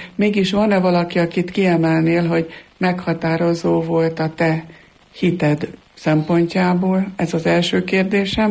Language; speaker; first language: Hungarian; native; Hungarian